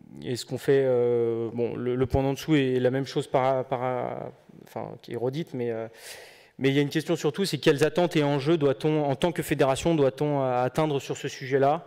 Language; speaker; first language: French; native; French